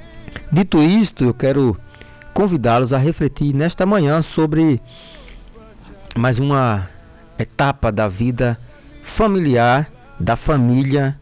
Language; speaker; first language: Portuguese; native; Portuguese